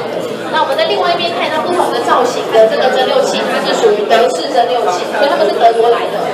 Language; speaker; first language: Chinese; native; Chinese